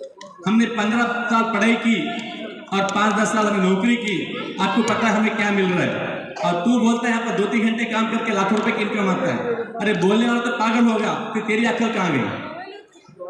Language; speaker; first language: Hindi; non-native, local second language; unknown